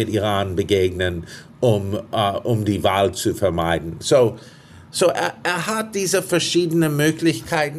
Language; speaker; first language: German; non-native, fluent; English